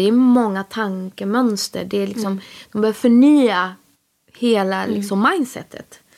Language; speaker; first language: Swedish; native; Swedish